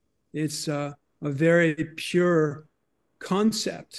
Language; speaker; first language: English; native; English